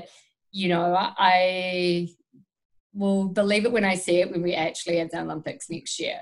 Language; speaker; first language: English; native; English